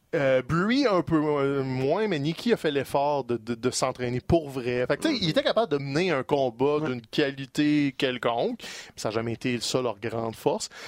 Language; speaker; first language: French; native; French